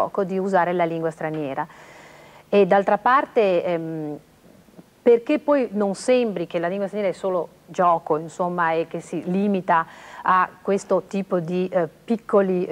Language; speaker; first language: Italian; native; Italian